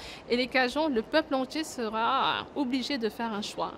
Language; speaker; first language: French; non-native, local second language; Wolof